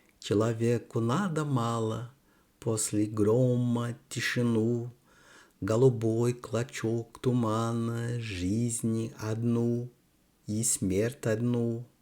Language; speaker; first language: Russian; non-native, fluent; Portuguese